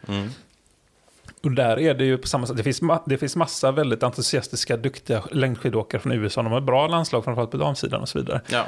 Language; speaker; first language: Swedish; native; Swedish